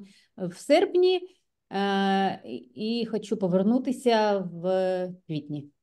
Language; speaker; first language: Ukrainian; non-native, local second language; Russian